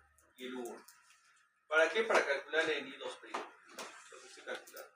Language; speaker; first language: Spanish; native; Spanish